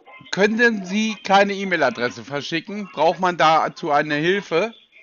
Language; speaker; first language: German; native; German